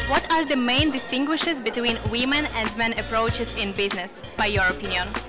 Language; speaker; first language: English; non-native, learner; Russian